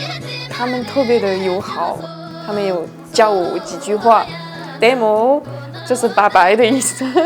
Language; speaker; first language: Chinese; non-native, fluent; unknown